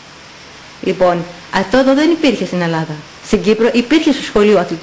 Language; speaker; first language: Greek; native; Greek